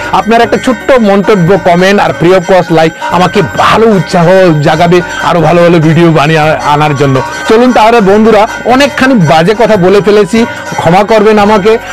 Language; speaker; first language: Bangla; non-native, local second language; Kok Borok